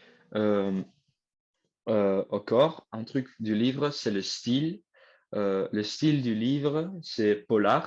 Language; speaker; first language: French; non-native, learner; Dutch